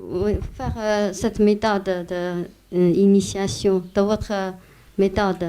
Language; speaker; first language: French; non-native, fluent; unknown